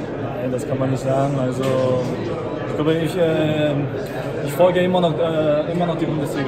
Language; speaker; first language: German; non-native, fluent; Korean